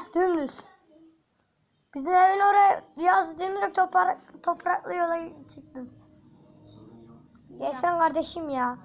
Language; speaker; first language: Turkish; native; Turkish